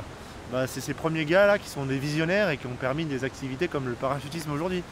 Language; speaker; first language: French; native; French